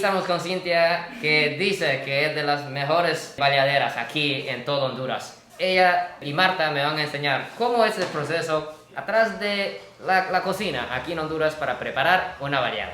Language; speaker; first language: Spanish; non-native, fluent; Japanese